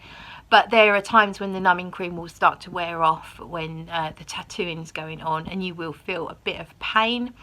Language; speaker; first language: English; native; English